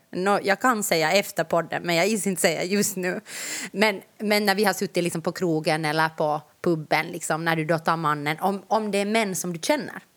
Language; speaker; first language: Swedish; native; Swedish